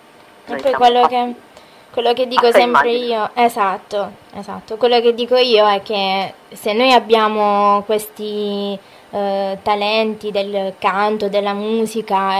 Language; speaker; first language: Italian; native; Italian